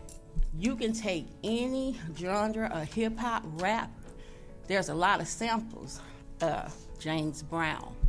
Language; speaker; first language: English; native; English